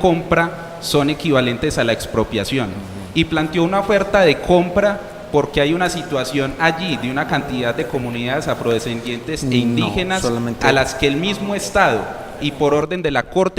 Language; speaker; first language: Spanish; native; Spanish